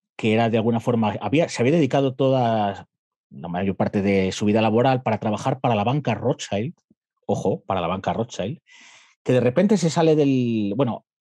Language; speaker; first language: Spanish; native; Spanish